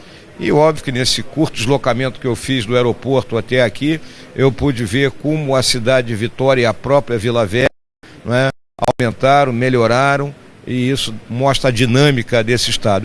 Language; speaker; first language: Portuguese; native; Portuguese